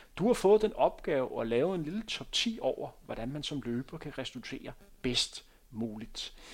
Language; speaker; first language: Danish; native; Danish